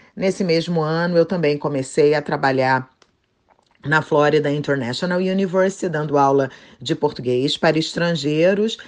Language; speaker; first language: Portuguese; native; Portuguese